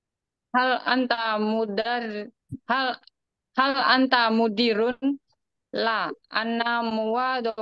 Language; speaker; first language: Arabic; non-native, learner; Indonesian